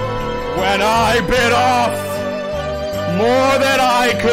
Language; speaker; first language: English; native; English